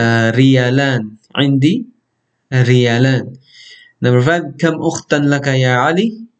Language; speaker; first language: Arabic; non-native, fluent; Filipino